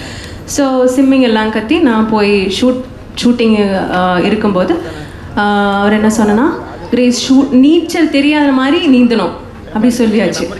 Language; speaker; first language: Tamil; non-native, learner; Malayalam